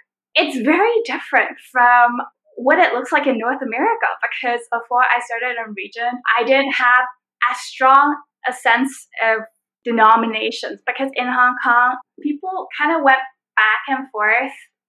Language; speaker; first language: English; non-native, local second language; Cantonese